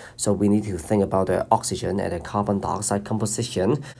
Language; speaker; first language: English; non-native, local second language; Cantonese